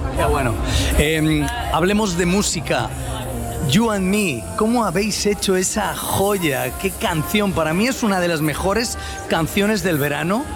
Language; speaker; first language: Spanish; native; Spanish